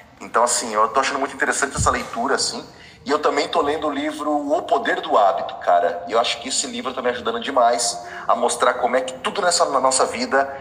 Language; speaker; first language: Portuguese; native; Portuguese